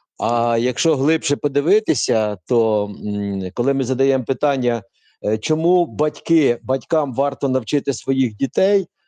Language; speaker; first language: Ukrainian; non-native, local second language; Russian